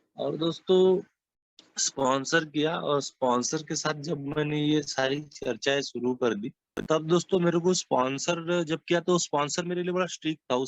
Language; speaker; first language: Hindi; non-native, local second language; Marathi